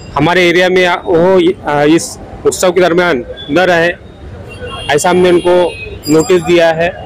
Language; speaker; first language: Hindi; non-native, local second language; Marathi